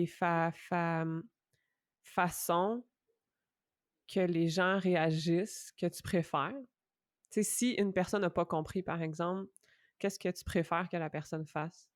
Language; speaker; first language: French; native; French